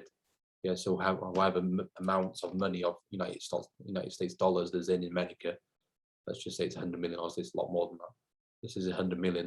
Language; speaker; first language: English; native; English